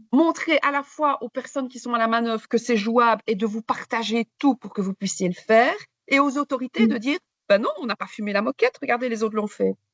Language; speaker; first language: French; native; French